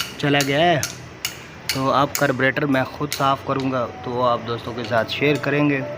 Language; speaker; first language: Urdu; non-native, local second language; Punjabi